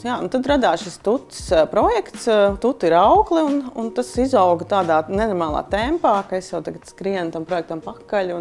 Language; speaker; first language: Latvian; native; Latvian